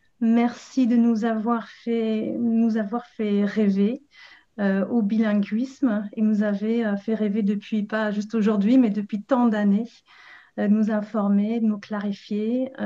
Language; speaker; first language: French; non-native, fluent; English